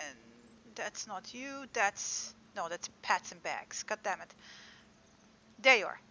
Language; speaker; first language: English; native; English